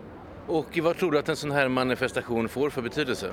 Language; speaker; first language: Swedish; native; Swedish